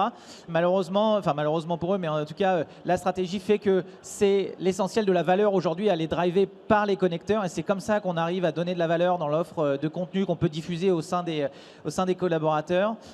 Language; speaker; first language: French; native; French